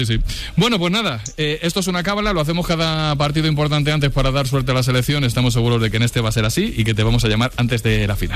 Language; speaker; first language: Spanish; native; Spanish